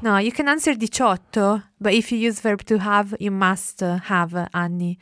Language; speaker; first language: English; non-native, fluent; Italian